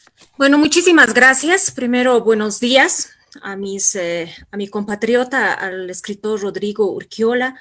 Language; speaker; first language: Spanish; native; Spanish